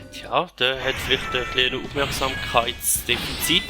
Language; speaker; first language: German; native; German